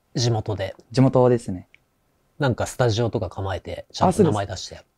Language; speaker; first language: Japanese; native; Japanese